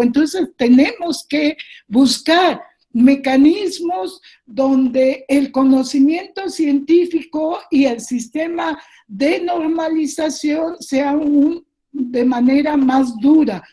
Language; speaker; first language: Spanish; native; Spanish